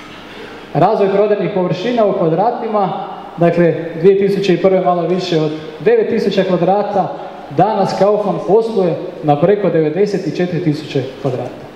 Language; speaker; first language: Croatian; native; Croatian